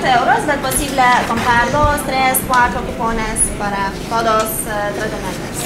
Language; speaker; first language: Spanish; non-native, learner; Lithuanian